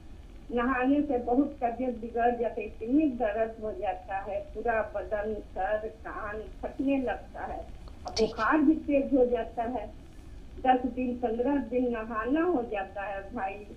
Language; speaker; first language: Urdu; non-native, local second language; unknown